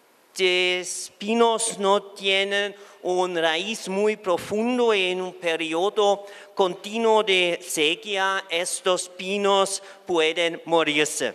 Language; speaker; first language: Spanish; non-native, fluent; German